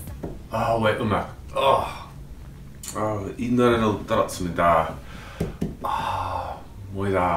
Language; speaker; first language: Korean; non-native, learner; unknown